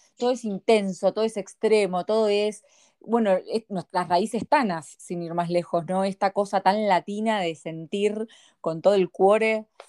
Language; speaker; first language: Spanish; native; Spanish